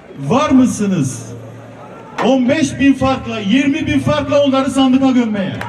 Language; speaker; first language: Turkish; non-native, local second language; Kurdish